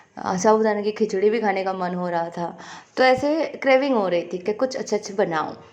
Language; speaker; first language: Hindi; non-native, local second language; Bangla